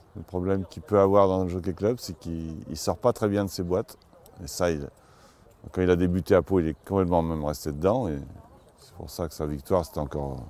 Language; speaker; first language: French; native; French